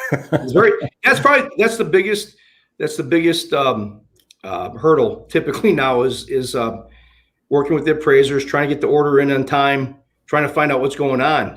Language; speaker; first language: English; native; English